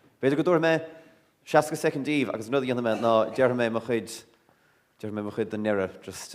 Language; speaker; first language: Irish; native; Irish